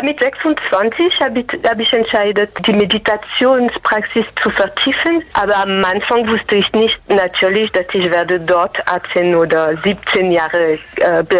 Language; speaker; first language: German; non-native, fluent; French